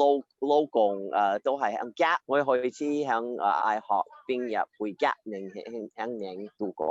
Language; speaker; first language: Cantonese; early bilingual, heritage; Cantonese